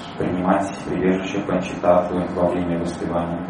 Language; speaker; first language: Russian; native; Russian